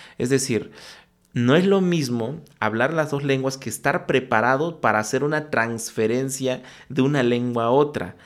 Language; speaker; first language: Spanish; non-native, local second language; Mixtepec Mixtec